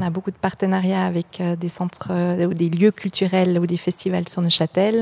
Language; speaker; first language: French; native; French